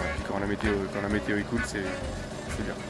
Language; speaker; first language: French; native; French